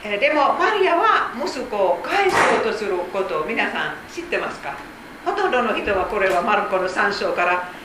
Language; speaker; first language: Japanese; non-native, fluent; Finnish